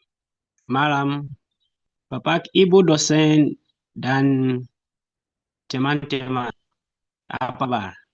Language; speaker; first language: Indonesian; non-native, learner; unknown